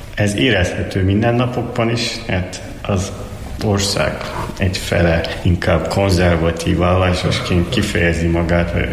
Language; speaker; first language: Hungarian; non-native, fluent; Turkish